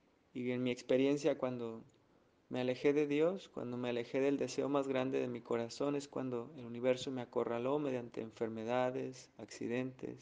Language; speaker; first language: Spanish; native; Spanish